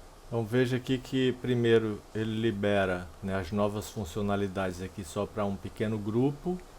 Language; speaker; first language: Portuguese; native; Portuguese